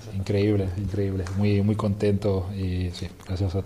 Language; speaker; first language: Spanish; non-native, fluent; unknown